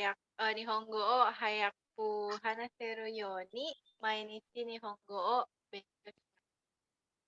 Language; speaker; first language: Japanese; non-native, learner; Indonesian